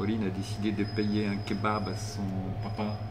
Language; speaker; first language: French; native; French